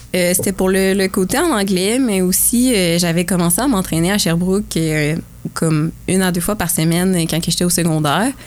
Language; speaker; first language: French; native; French